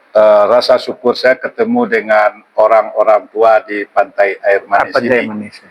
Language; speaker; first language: Indonesian; non-native, local second language; Minangkabau